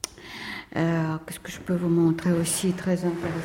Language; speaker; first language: French; non-native, fluent; Russian